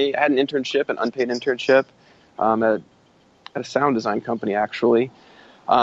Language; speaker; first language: English; native; English